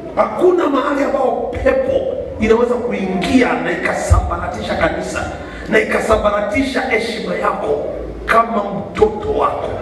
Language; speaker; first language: Swahili; non-native, local second language; Kamba